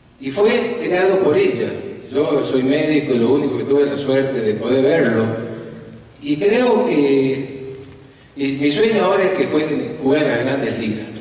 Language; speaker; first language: Spanish; native; Spanish